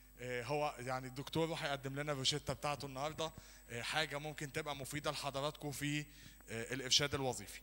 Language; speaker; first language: Arabic; native; Arabic